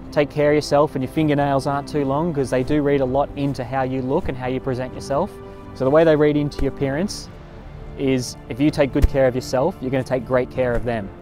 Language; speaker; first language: English; native; English